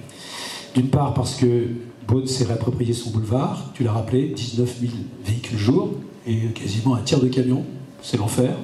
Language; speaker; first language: French; native; French